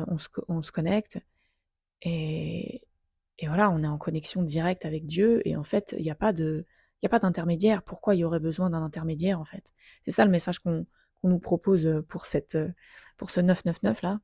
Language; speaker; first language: French; native; French